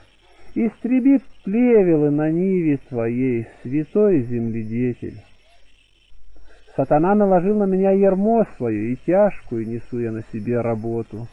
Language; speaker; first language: Russian; native; Russian